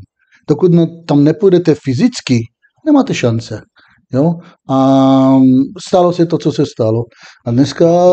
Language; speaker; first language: Czech; non-native, fluent; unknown